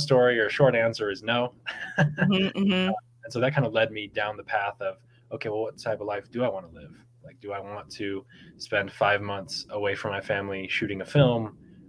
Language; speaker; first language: English; native; English